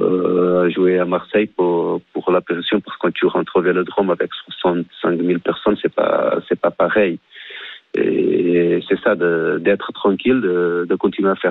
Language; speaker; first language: French; non-native, fluent; Portuguese